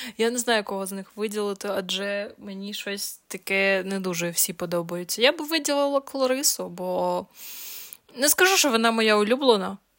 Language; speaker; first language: Ukrainian; non-native, local second language; Russian